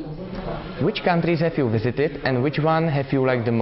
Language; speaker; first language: English; non-native, fluent; Czech